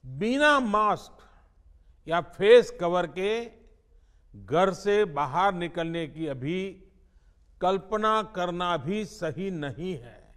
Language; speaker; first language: Hindi; non-native, local second language; Gujarati